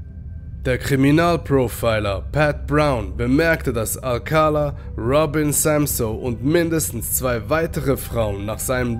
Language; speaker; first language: German; native; German